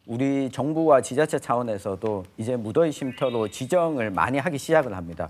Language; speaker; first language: Korean; native; Korean